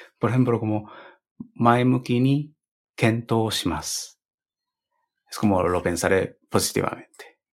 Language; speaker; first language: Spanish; non-native, fluent; Japanese